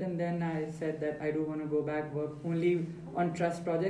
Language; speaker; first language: English; non-native, local second language; Hindi